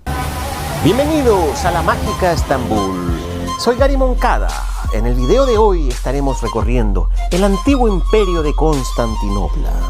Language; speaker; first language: Spanish; native; Spanish